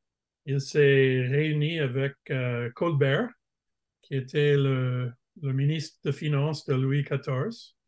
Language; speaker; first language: French; non-native, fluent; English